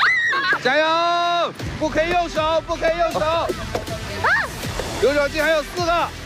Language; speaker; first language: Chinese; native; Chinese